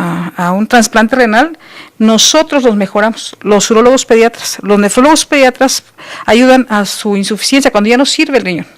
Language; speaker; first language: Spanish; native; Spanish